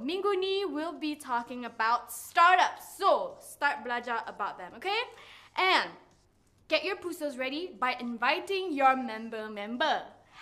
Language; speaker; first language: English; non-native, local second language; Malay